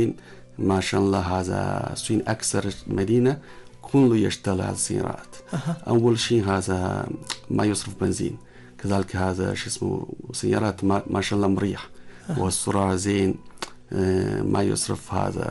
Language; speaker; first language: Arabic; non-native, learner; Chinese